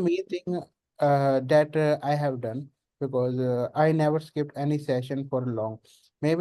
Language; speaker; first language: English; non-native, learner; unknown